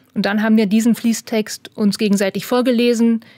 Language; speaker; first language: German; native; German